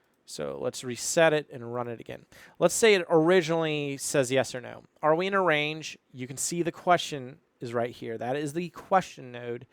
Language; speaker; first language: English; native; English